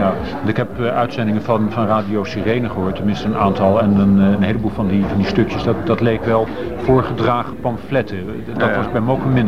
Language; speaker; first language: Dutch; native; Dutch